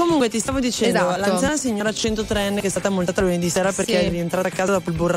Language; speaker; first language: Italian; native; Italian